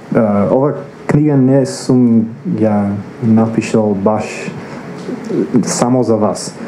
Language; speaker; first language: Macedonian; non-native, fluent; English